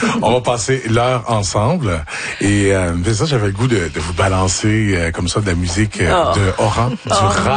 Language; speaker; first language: French; native; French